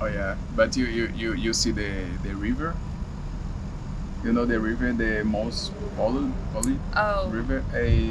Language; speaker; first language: English; non-native, learner; Portuguese